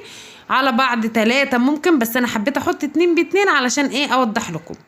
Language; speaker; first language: Arabic; native; Arabic